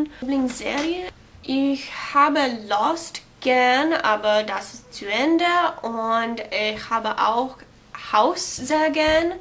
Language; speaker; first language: German; non-native, learner; English